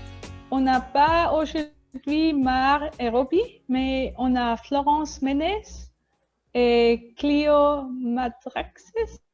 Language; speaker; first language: French; non-native, learner; Spanish